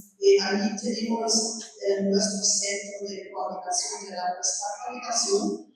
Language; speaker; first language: Spanish; non-native, fluent; German